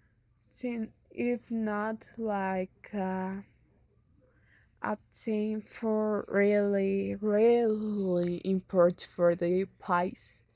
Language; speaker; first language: English; non-native, learner; Spanish